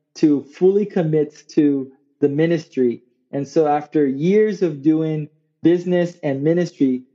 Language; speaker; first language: English; non-native, local second language; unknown